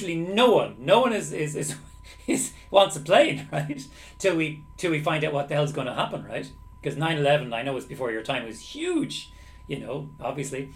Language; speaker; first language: English; native; English